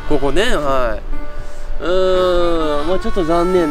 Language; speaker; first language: Japanese; native; Japanese